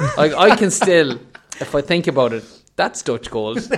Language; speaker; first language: English; native; English